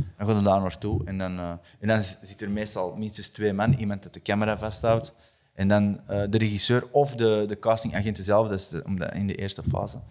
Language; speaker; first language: Dutch; native; Dutch